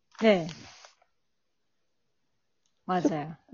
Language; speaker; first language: Korean; non-native, fluent; Japanese